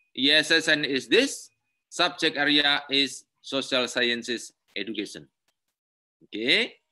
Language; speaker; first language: English; non-native, learner; Indonesian